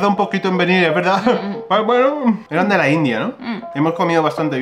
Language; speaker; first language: Spanish; native; Spanish